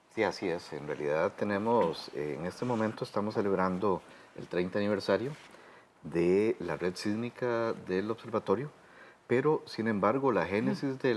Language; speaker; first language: Spanish; native; Spanish